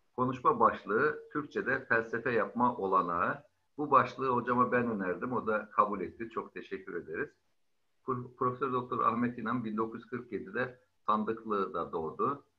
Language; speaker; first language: Turkish; native; Turkish